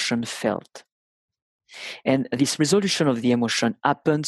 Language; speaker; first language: English; non-native, fluent; French